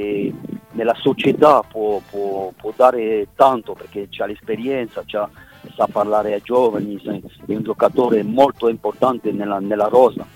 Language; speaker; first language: Italian; non-native, fluent; French